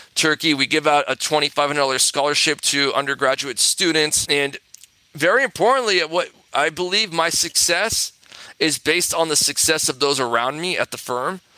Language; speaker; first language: English; native; English